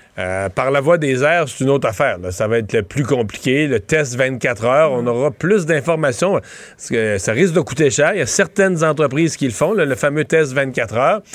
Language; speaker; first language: French; native; French